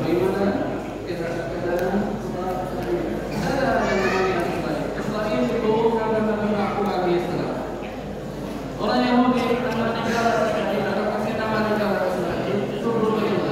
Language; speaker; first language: Indonesian; non-native, learner; Arabic